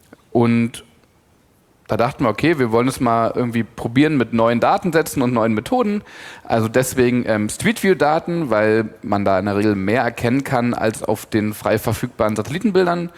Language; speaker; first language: German; native; German